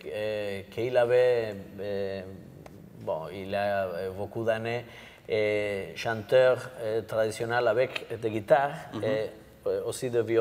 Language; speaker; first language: French; non-native, learner; Basque